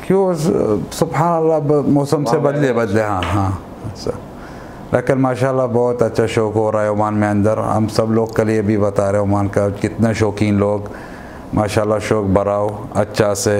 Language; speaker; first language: Hindi; non-native, learner; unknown